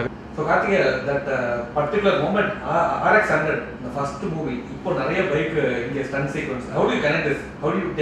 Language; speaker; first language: Tamil; native; Tamil